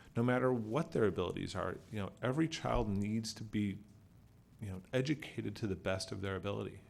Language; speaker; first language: English; native; English